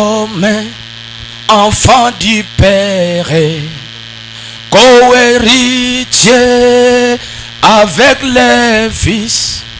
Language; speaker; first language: French; non-native, local second language; Lingala